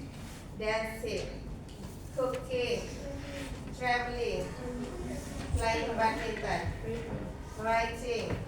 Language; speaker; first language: English; non-native, learner; Indonesian